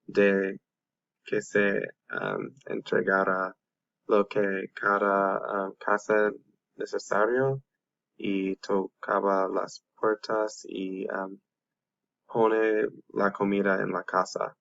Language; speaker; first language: Spanish; non-native, learner; English